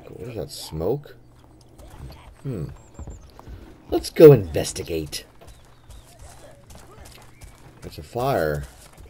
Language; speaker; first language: English; native; English